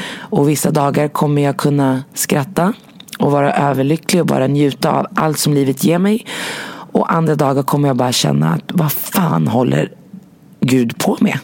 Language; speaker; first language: Swedish; early bilingual, other home language; Arabic